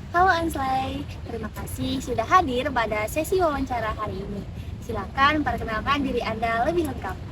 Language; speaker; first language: Indonesian; native; Indonesian